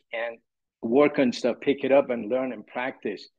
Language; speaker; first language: English; early bilingual, other home language; Persian